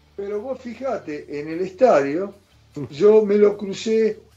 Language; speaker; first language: Spanish; native; Spanish